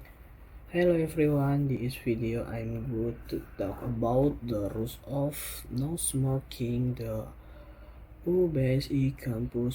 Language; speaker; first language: English; non-native, learner; Indonesian